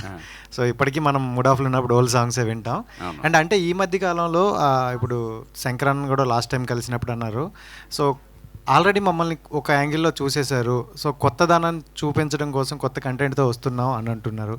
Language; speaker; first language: Telugu; native; Telugu